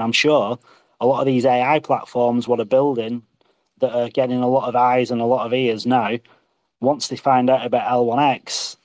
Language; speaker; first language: English; native; English